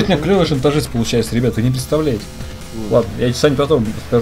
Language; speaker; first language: Russian; native; Russian